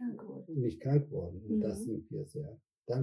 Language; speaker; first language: German; non-native, fluent; Spanish